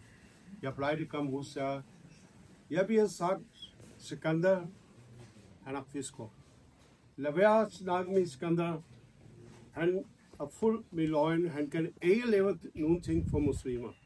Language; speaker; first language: Danish; non-native, learner; Urdu